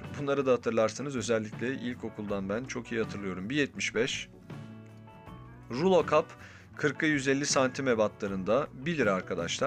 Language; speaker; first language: Turkish; native; Turkish